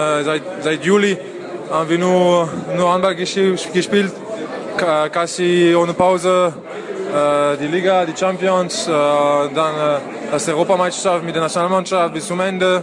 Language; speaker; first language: German; non-native, fluent; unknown